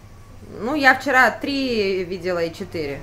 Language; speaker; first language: Russian; native; Russian